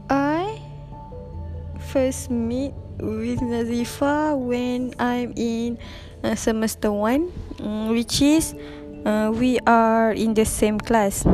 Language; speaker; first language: English; non-native, learner; Malay